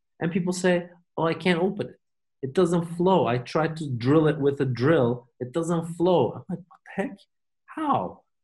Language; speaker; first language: English; non-native, fluent; Turkish